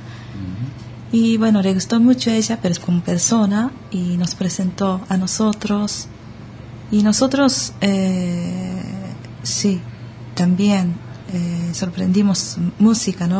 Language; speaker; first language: Spanish; early bilingual, other home language; Japanese